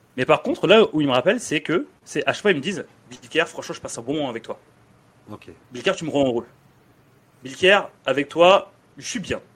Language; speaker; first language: French; native; French